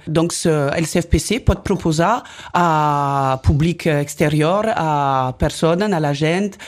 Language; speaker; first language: Catalan; non-native, local second language; French